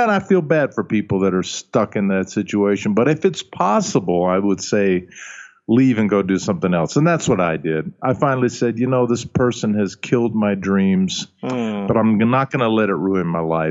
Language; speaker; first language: English; early bilingual, other home language; German